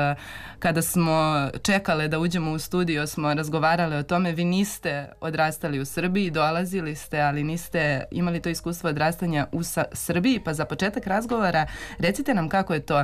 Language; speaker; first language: Serbian; native; Serbian